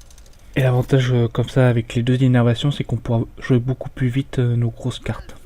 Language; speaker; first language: French; native; French